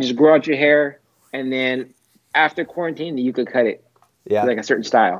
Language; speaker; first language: English; native; English